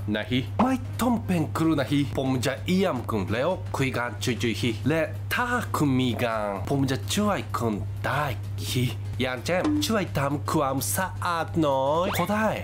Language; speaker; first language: Thai; non-native, fluent; Japanese